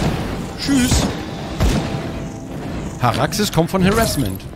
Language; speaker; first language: German; native; German